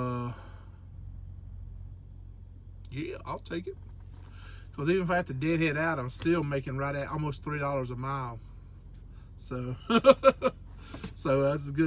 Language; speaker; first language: English; native; English